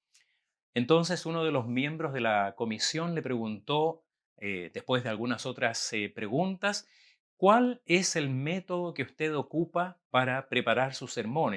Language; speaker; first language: Spanish; native; Spanish